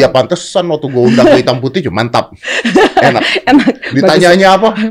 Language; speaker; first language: Indonesian; native; Indonesian